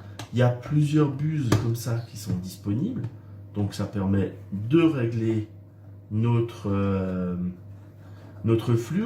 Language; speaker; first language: French; native; French